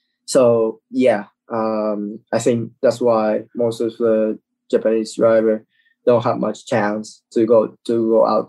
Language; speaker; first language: English; non-native, learner; Japanese